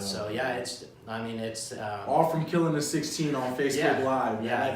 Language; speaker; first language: English; native; English